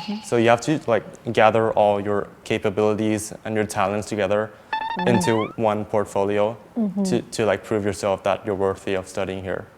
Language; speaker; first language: English; early bilingual, other home language; Thai